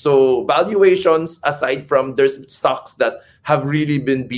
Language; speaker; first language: English; non-native, local second language; Cebuano